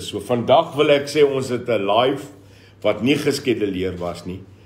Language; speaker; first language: Afrikaans; non-native, local second language; English